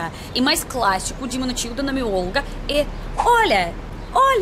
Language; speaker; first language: Portuguese; non-native, fluent; Russian